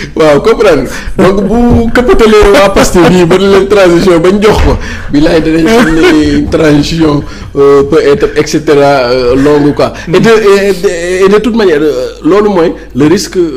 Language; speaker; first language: Wolof; non-native, local second language; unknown